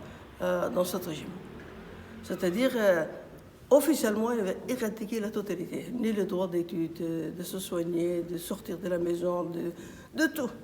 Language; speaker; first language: French; non-native, fluent; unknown